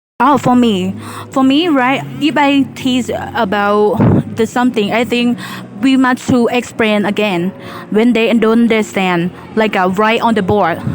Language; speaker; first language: English; non-native, learner; Thai